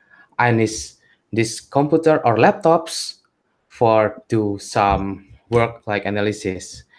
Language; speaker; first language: English; non-native, learner; Indonesian